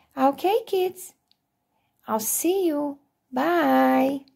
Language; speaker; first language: English; non-native, fluent; Portuguese